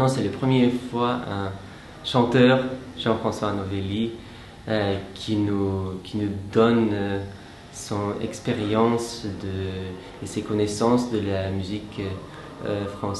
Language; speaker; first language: French; non-native, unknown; Russian